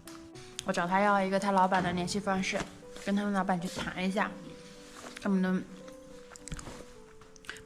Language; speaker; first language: Chinese; native; Chinese